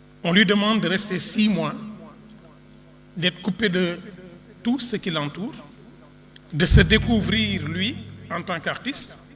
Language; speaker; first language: French; non-native, local second language; Wolof